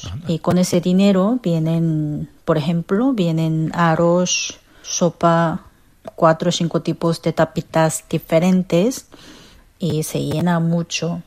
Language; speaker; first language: Spanish; non-native, learner; Korean